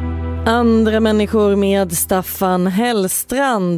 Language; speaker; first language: Swedish; native; Swedish